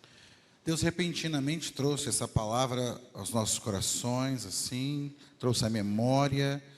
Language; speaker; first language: Portuguese; native; Portuguese